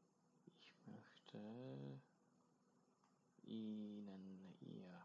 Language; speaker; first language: German; non-native, fluent; Turkish